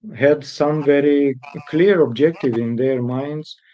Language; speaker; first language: English; non-native, fluent; Romanian